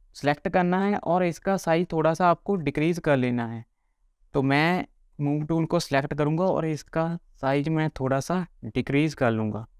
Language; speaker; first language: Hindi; non-native, local second language; Punjabi